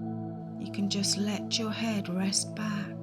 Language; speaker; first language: English; native; English